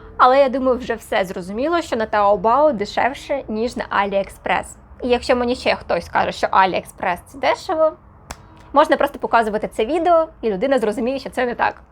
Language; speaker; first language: Ukrainian; non-native, local second language; Russian